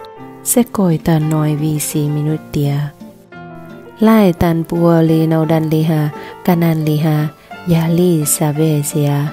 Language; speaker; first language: Finnish; non-native, learner; Vietnamese